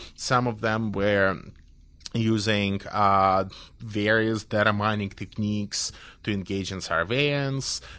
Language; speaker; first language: English; non-native, fluent; Belarusian